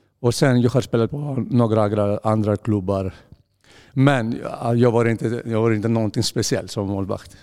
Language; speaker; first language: Swedish; non-native, fluent; Greek